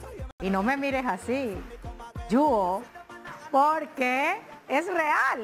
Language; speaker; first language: Spanish; native; Spanish